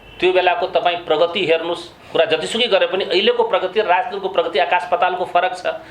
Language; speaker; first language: Nepali; non-native, local second language; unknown